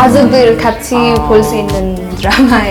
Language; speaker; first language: Korean; non-native, learner; Nepali